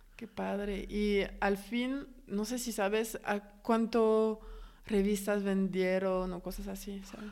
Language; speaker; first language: Spanish; non-native, fluent; French